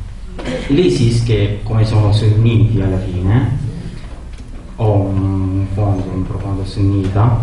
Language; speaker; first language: Italian; non-native, learner; Arabic